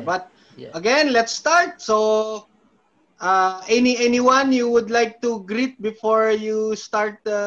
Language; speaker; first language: English; non-native, local second language; Filipino